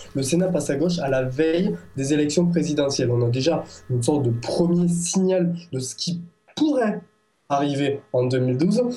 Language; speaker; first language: French; native; French